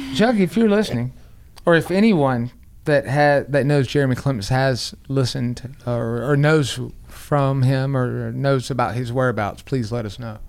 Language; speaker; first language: English; native; English